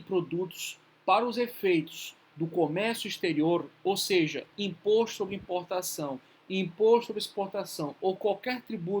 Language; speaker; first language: Portuguese; native; Portuguese